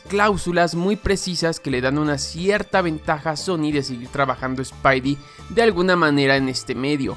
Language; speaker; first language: Spanish; native; Spanish